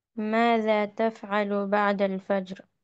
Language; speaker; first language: Arabic; non-native, learner; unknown